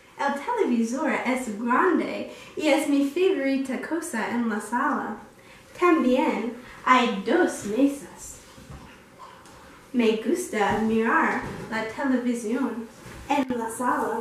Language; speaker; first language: Spanish; non-native, learner; English